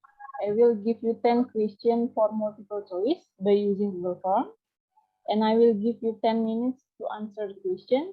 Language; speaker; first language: English; non-native, learner; Indonesian